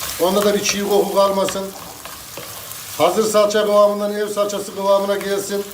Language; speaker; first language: Turkish; native; Turkish